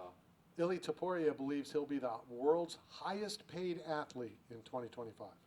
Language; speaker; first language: English; native; English